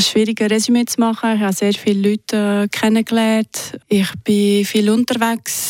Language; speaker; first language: German; non-native, local second language; French